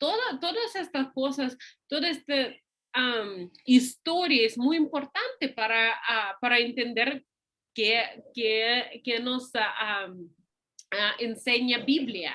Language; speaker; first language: Spanish; non-native, fluent; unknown